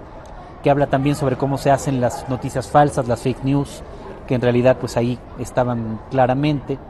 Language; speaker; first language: Spanish; native; Spanish